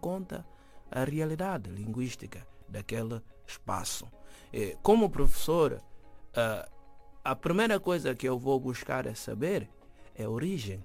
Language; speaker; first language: Portuguese; non-native, fluent; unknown